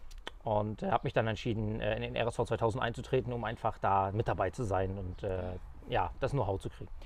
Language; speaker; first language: German; native; German